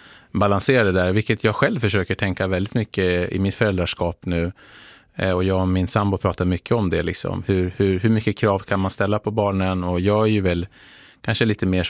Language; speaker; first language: Swedish; native; Swedish